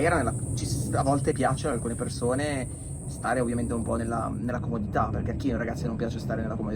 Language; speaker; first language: Italian; native; Italian